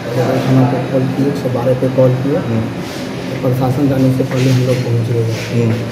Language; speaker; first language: Hindi; native; Hindi